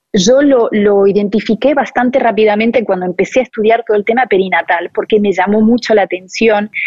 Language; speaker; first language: Spanish; non-native, fluent; French